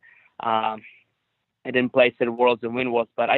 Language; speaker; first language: English; non-native, fluent; Ukrainian